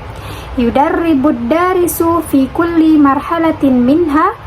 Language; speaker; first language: Arabic; non-native, learner; Indonesian